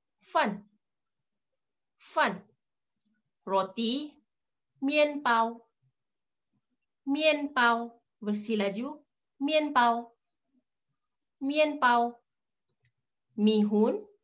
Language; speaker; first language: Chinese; non-native, local second language; Malay